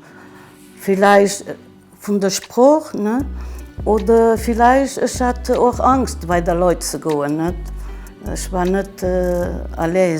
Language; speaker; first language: German; non-native, learner; Portuguese